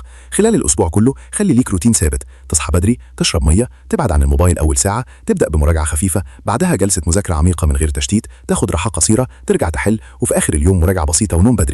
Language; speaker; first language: Arabic; native; Arabic